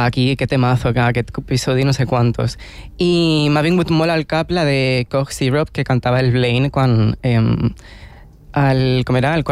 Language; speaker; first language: Catalan; native; Catalan